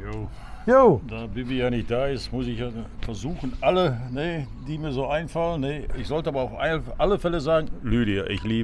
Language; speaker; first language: German; native; German